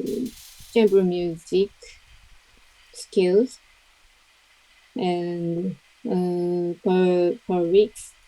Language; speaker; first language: English; non-native, learner; Japanese